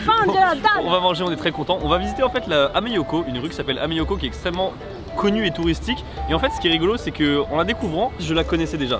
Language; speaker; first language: French; native; French